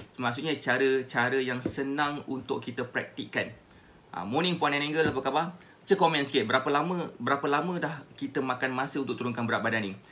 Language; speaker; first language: Malay; native; Malay